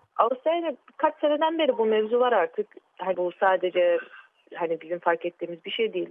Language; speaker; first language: Turkish; early bilingual, heritage; Turkish